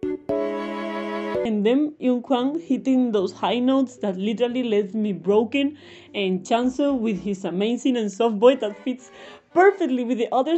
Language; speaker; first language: English; non-native, fluent; Spanish